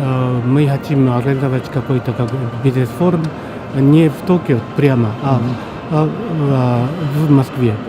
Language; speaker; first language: Russian; non-native, fluent; Japanese